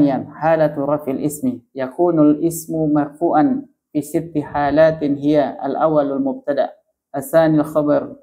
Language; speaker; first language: Arabic; non-native, learner; Indonesian